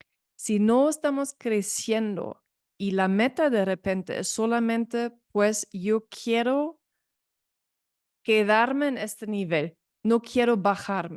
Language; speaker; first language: Spanish; non-native, fluent; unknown